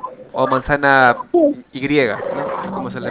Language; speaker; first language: Spanish; native; Spanish